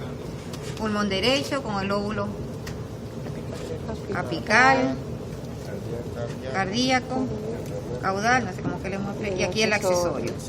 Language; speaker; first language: Spanish; native; Spanish